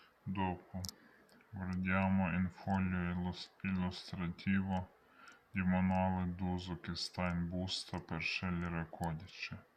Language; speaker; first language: Italian; non-native, learner; Ukrainian